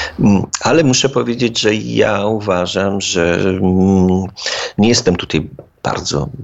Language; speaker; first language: Polish; native; Polish